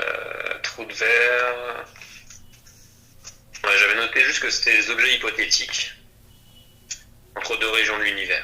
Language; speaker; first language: French; native; French